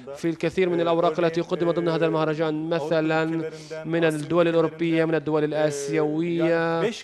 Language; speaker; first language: Arabic; non-native, fluent; Turkish